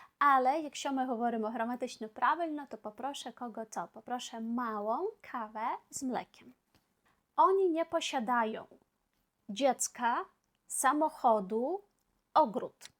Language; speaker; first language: Polish; non-native, fluent; Ukrainian